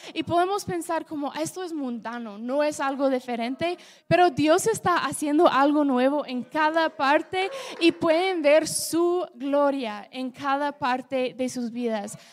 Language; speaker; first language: Spanish; non-native, fluent; English